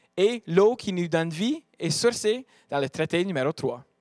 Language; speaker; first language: French; native; French